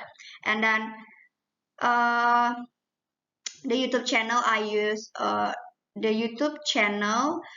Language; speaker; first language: English; non-native, learner; Indonesian